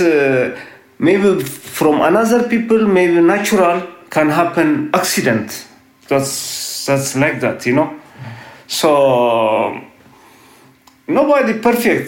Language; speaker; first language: English; non-native, learner; Tigrinya